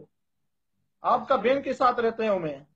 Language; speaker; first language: Hindi; non-native, learner; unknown